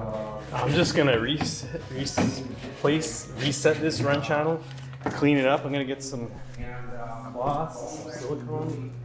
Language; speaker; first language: English; native; English